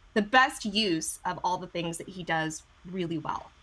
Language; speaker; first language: English; native; English